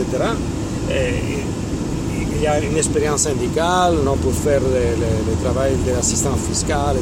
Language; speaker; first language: French; non-native, fluent; Italian